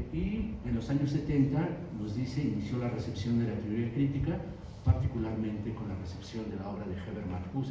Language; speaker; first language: Spanish; native; Spanish